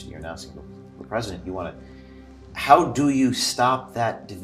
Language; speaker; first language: English; native; English